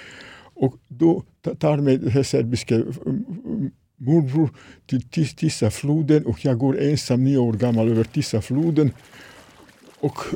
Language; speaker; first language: Swedish; non-native, fluent; Serbian